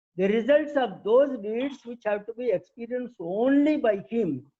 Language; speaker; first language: English; non-native, local second language; Telugu